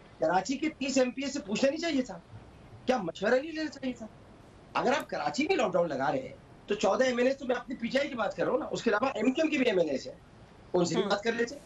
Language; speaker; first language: Urdu; native; Urdu